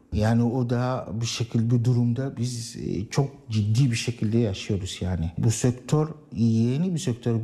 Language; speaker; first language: Turkish; non-native, learner; Arabic